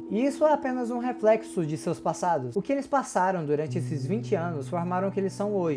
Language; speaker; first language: Portuguese; native; Portuguese